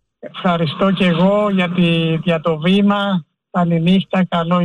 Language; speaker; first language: Greek; native; Greek